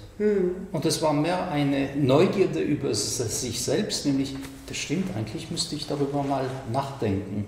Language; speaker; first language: German; non-native, fluent; French